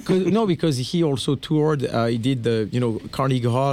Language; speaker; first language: English; non-native, fluent; French